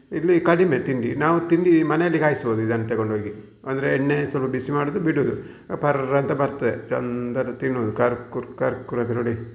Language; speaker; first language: Kannada; native; Kannada